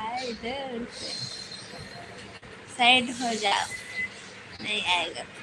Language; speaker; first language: Hindi; non-native, local second language; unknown